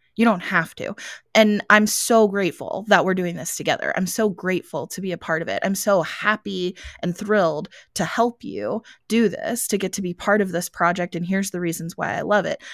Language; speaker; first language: English; native; English